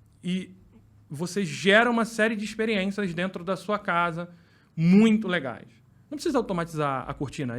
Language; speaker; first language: Portuguese; native; Portuguese